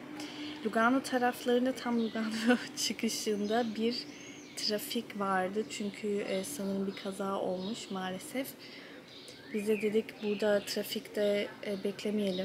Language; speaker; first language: Turkish; early bilingual, heritage; Turkish